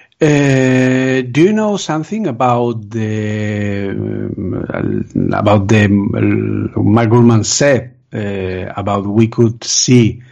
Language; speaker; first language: English; non-native, fluent; Spanish